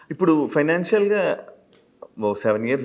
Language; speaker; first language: Telugu; native; Telugu